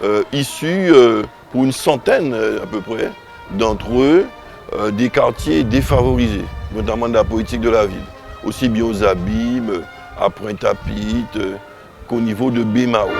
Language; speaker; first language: French; native; French